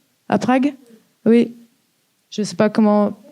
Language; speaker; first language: French; native; French